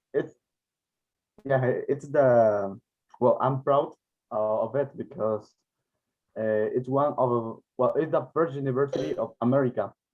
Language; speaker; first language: English; non-native, learner; Spanish